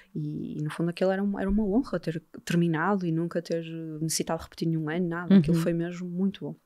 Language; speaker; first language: Portuguese; native; Portuguese